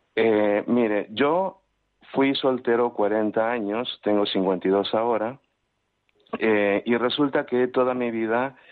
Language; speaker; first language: Spanish; native; Spanish